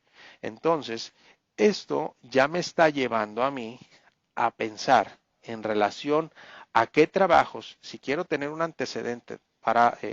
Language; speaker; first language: Spanish; native; Spanish